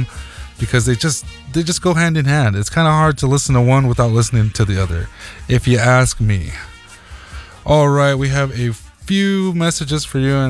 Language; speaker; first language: English; native; English